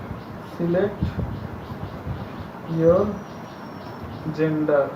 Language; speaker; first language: English; non-native, local second language; Bangla